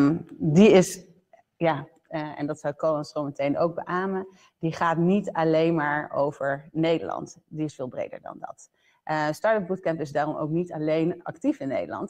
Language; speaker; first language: Dutch; native; Dutch